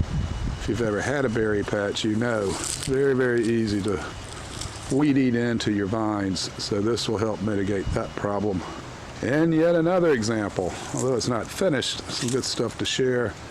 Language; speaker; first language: English; native; English